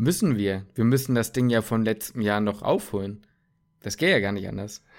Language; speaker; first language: German; native; German